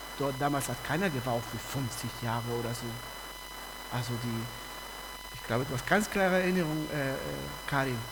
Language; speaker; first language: German; non-native, fluent; Spanish